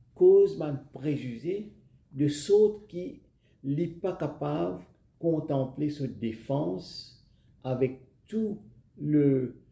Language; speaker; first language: French; non-native, local second language; Morisyen